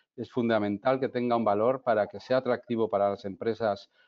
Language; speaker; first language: Spanish; native; Spanish